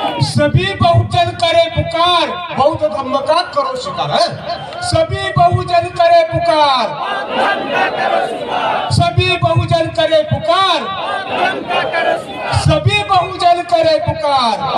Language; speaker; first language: Hindi; native; Hindi